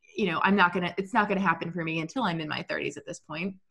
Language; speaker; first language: English; native; English